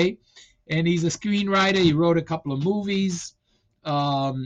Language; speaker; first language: English; non-native, fluent; Hebrew